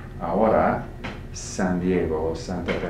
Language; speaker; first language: Spanish; non-native, fluent; English